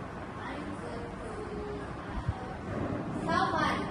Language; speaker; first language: English; non-native, learner; Malay